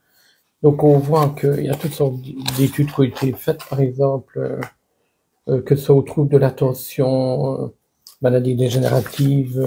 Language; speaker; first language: French; native; French